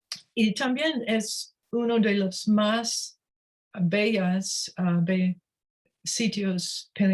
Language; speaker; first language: Spanish; non-native, learner; English